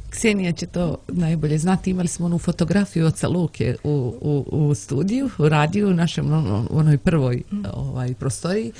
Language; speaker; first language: Serbian; native; Serbian